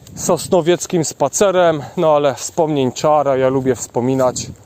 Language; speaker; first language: Polish; native; Polish